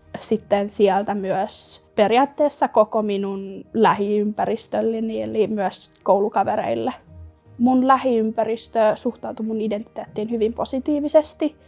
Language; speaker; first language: Finnish; non-native, local second language; Swedish